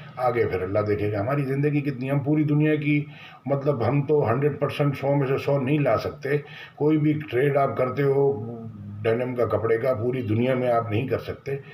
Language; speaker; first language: Urdu; native; Urdu